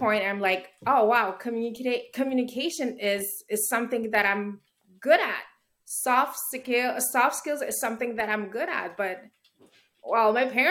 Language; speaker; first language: English; native; English